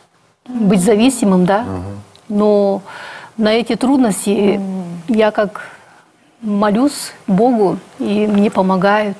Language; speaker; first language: Russian; non-native, local second language; Tuvinian